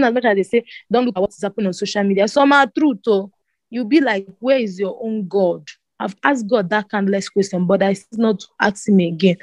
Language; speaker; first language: English; non-native, local second language; Igbo